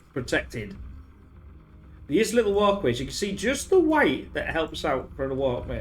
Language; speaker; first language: English; native; English